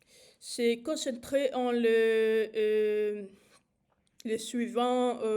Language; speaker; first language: French; non-native, learner; Spanish